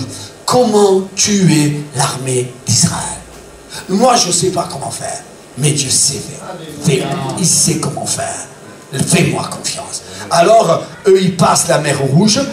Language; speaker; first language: French; native; French